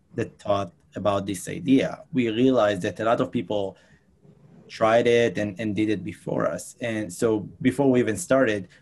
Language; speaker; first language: English; non-native, fluent; Hebrew